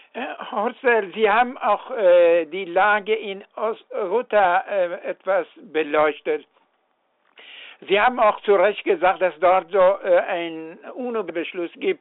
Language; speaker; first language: German; non-native, fluent; Persian